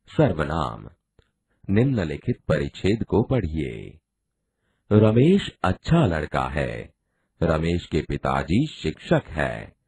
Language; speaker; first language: Hindi; non-native, local second language; Gujarati